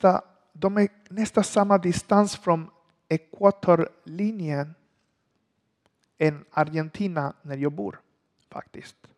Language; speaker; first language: Swedish; non-native, learner; Spanish